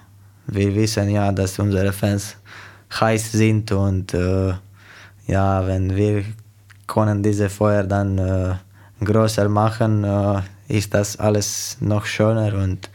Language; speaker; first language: German; non-native, fluent; Slovenian